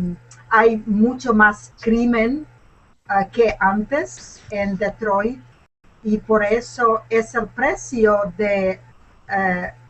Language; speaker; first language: Spanish; non-native, learner; English